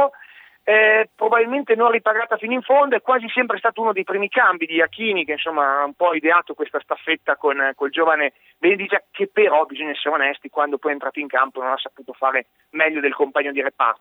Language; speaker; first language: Italian; native; Italian